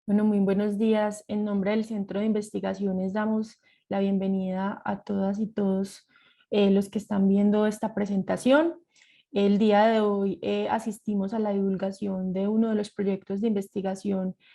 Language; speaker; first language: Spanish; native; Spanish